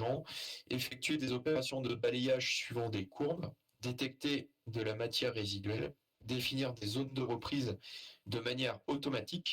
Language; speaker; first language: French; native; French